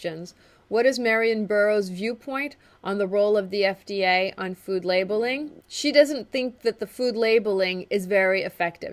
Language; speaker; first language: English; native; English